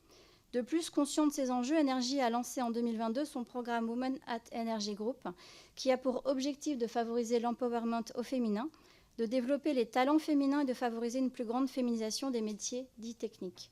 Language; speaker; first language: French; native; French